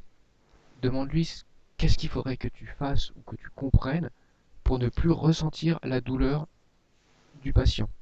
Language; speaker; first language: French; native; French